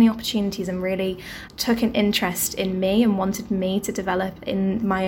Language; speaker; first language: English; native; English